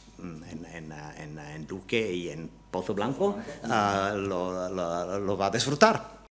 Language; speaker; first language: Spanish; non-native, learner; Italian